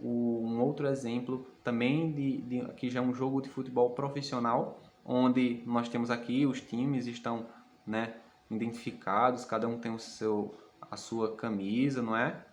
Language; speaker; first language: Portuguese; native; Portuguese